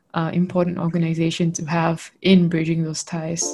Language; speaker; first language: English; non-native, local second language; Malay